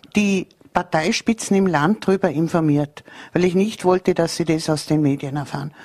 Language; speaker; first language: German; native; German